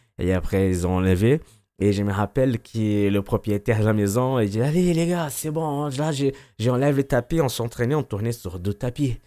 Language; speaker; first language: French; non-native, fluent; Portuguese